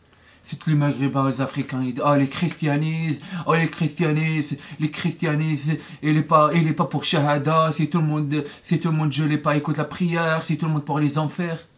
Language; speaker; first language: French; non-native, learner; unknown